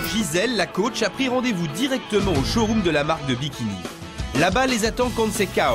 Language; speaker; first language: French; native; French